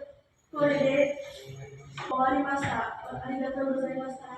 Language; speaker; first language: Japanese; non-native, learner; Indonesian